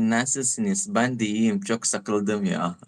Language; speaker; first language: Turkish; non-native, learner; Filipino